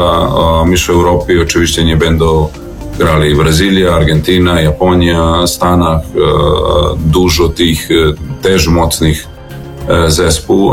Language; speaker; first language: Polish; non-native, learner; Serbian